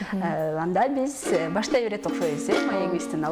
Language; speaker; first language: Kyrgyz; native; Kyrgyz